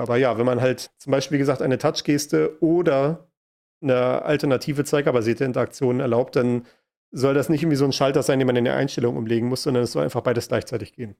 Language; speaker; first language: German; native; German